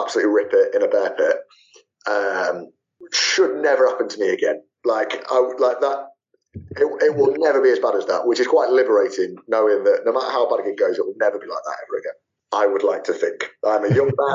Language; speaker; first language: English; native; English